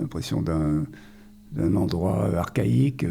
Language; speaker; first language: French; native; French